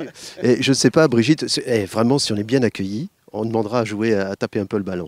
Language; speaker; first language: French; native; French